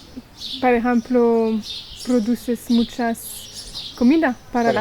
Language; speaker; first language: Spanish; non-native, learner; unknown